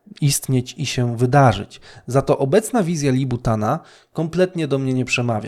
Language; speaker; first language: Polish; native; Polish